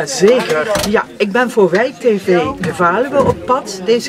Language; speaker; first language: Dutch; native; Dutch